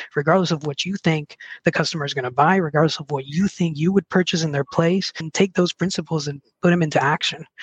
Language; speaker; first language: English; early bilingual, other home language; Spanish